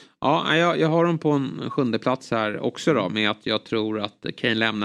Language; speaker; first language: Swedish; native; Swedish